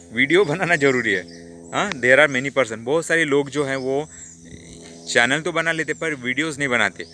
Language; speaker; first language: Hindi; non-native, local second language; Marathi